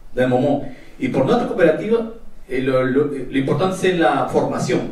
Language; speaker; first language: French; non-native, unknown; Spanish